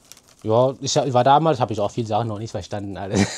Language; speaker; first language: German; non-native, fluent; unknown